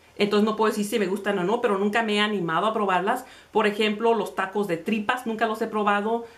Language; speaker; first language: Spanish; early bilingual, heritage; Spanish